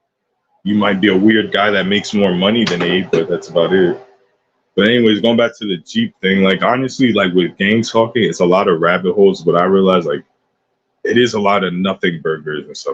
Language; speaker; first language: English; native; English